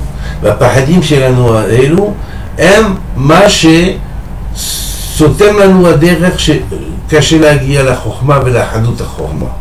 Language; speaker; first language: Hebrew; non-native, fluent; French